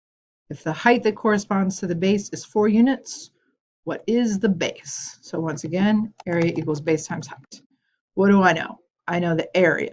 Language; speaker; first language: English; native; English